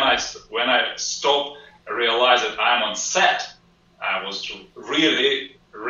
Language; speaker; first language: English; non-native, fluent; Russian